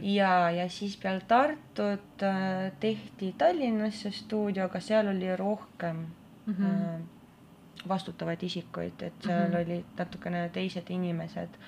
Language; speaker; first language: Estonian; non-native, local second language; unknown